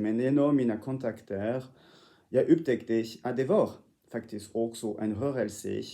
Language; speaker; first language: Swedish; non-native, fluent; French